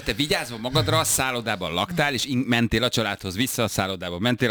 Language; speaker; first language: Hungarian; native; Hungarian